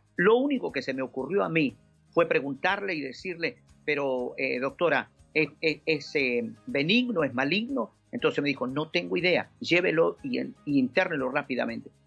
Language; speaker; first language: Spanish; native; Spanish